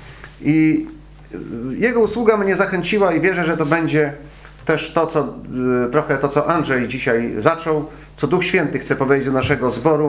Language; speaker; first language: Polish; native; Polish